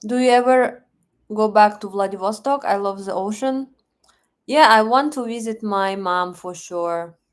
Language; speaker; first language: English; non-native, fluent; Russian